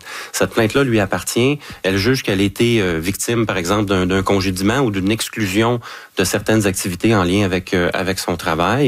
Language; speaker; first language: French; native; French